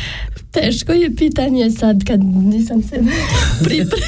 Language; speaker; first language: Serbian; non-native, learner; French